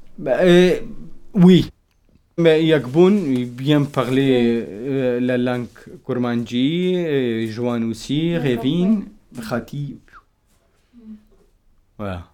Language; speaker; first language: French; non-native, learner; Kurdish